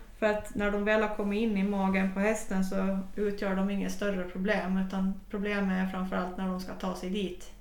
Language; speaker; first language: Swedish; native; Swedish